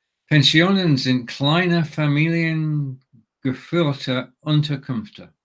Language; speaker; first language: German; non-native, learner; English